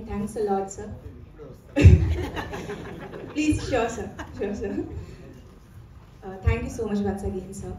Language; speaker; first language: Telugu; non-native, learner; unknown